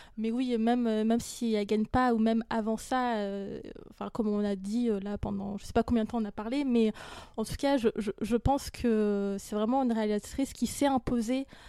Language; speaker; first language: French; native; French